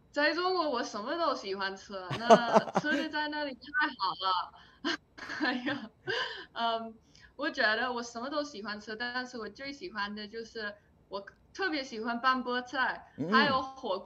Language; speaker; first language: Chinese; early bilingual, heritage; English